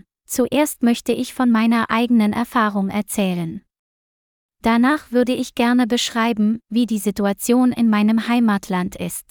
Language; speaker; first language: German; non-native, learner; Vietnamese